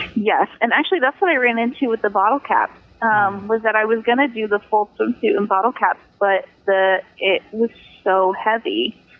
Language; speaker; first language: English; native; English